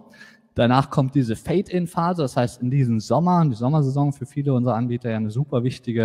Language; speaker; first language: German; native; German